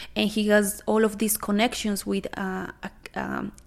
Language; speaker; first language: English; non-native, fluent; Spanish